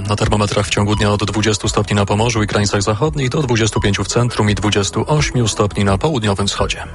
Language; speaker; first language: Polish; native; Polish